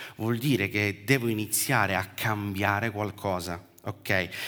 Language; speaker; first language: Italian; native; Italian